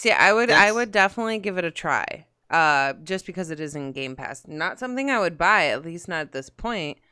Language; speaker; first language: English; native; English